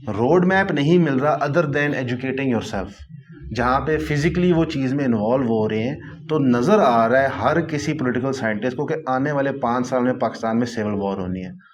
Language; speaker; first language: Urdu; native; Urdu